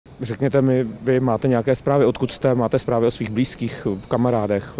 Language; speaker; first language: Czech; native; Czech